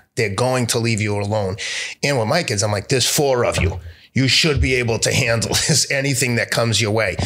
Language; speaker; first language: English; native; English